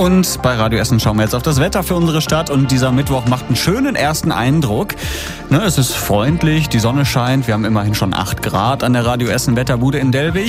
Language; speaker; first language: German; native; German